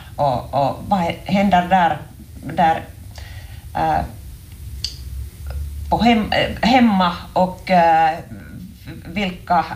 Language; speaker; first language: Swedish; non-native, local second language; Finnish